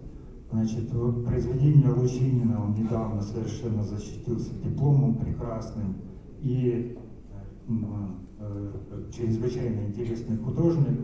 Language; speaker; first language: Russian; native; Russian